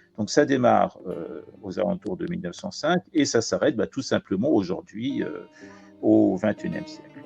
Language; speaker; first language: French; early bilingual, other home language; Persian